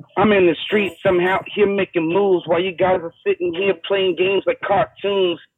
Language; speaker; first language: English; native; English